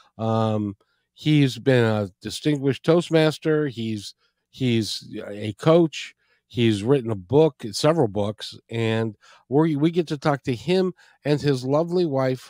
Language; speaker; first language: English; native; English